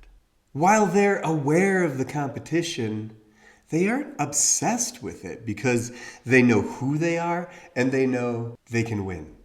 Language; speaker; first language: English; native; English